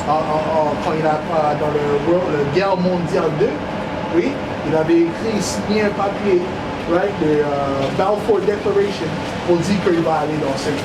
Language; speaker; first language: French; non-native, learner; English